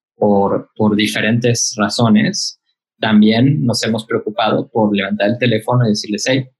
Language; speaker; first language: Spanish; native; Spanish